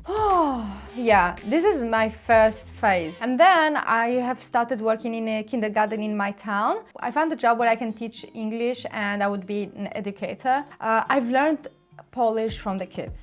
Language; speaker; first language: English; non-native, local second language; Arabic